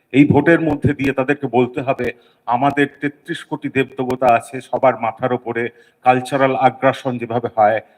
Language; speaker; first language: Bangla; native; Bangla